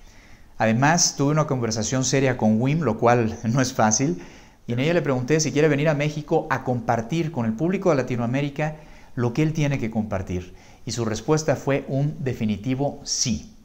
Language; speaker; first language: Spanish; native; Spanish